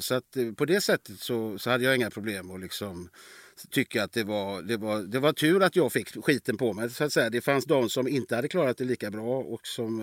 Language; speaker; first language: Swedish; native; Swedish